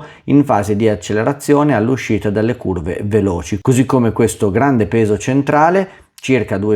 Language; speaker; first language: Italian; native; Italian